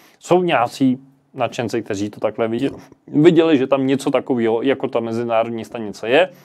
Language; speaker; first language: Czech; native; Czech